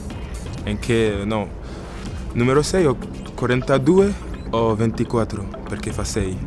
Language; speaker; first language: Italian; non-native, learner; French